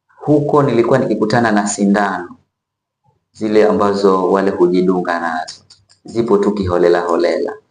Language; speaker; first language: Swahili; native; Swahili